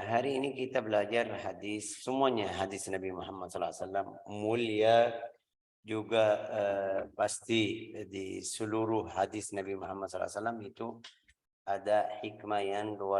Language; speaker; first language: Indonesian; non-native, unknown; Arabic